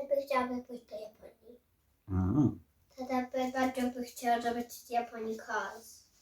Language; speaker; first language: Polish; early bilingual, heritage; Samoan